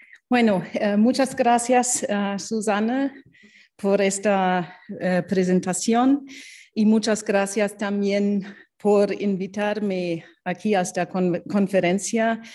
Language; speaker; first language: Spanish; non-native, fluent; German